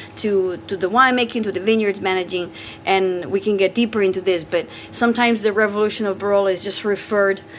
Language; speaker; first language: English; non-native, fluent; Italian